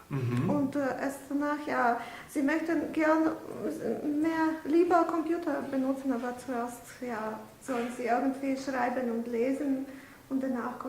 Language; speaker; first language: German; non-native, fluent; Bosnian